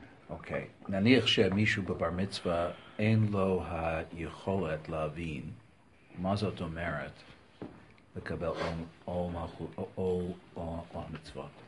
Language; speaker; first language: Hebrew; non-native, fluent; English